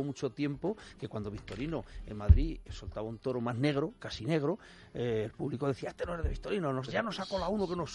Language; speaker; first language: Spanish; native; Spanish